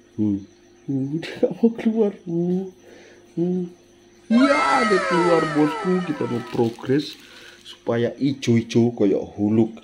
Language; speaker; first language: Indonesian; native; Indonesian